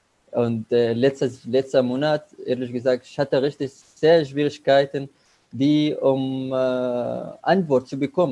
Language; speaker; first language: German; non-native, learner; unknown